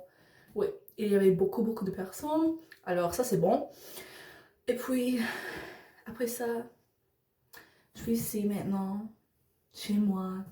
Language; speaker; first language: French; non-native, learner; English